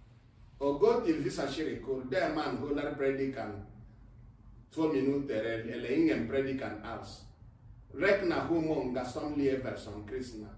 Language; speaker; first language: Swedish; non-native, fluent; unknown